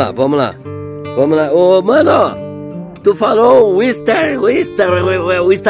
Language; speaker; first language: Portuguese; native; Portuguese